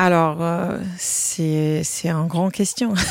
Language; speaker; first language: French; non-native, fluent; English